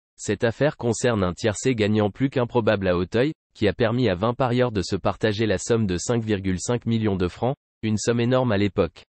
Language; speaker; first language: French; native; French